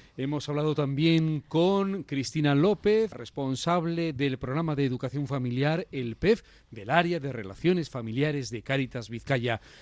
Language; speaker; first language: Spanish; native; Spanish